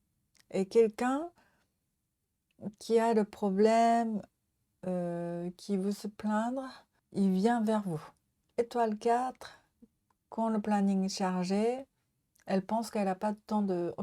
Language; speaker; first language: French; non-native, learner; Japanese